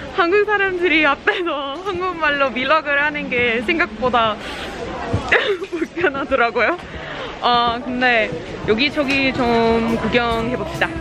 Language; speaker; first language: Korean; non-native, learner; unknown